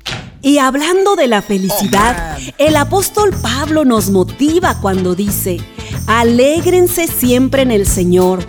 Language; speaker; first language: Spanish; native; Spanish